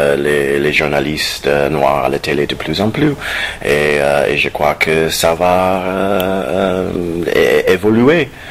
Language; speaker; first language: French; non-native, fluent; English